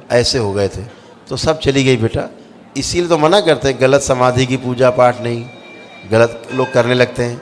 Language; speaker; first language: Hindi; native; Hindi